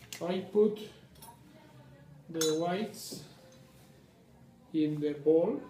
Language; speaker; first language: English; non-native, learner; Spanish